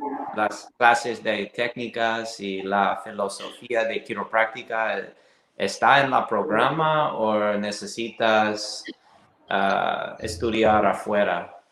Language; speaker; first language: Spanish; non-native, learner; English